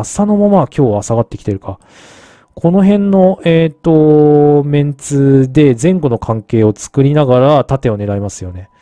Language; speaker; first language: Japanese; native; Japanese